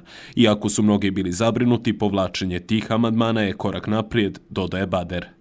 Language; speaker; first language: Bosnian; native; Bosnian